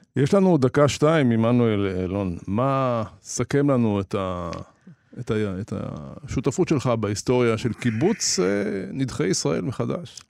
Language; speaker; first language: Hebrew; native; Hebrew